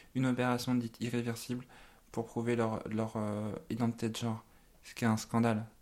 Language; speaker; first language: French; native; French